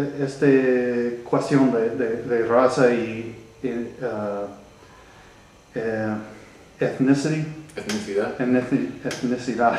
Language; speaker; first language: Spanish; non-native, learner; English